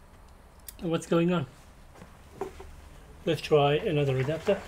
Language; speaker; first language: English; native; English